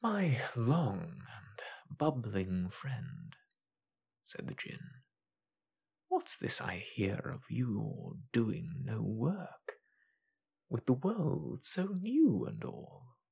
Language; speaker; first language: English; native; English